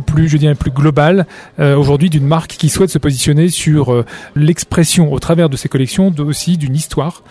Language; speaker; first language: French; native; French